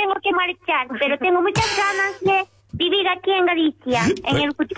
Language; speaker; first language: Spanish; non-native, learner; Japanese